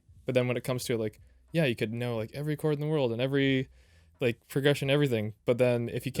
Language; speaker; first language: English; native; English